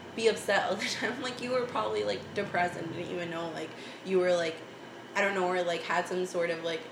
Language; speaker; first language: English; early bilingual, other home language; Spanish